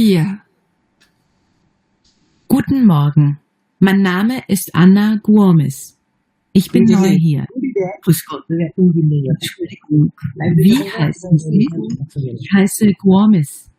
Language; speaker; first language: German; non-native, learner; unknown